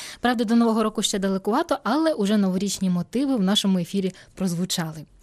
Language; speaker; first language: Ukrainian; native; Ukrainian